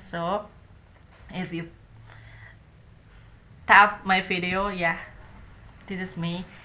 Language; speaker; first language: English; non-native, learner; Indonesian